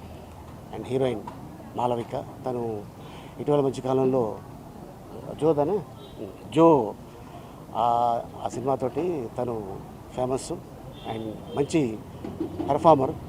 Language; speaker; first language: Telugu; native; Telugu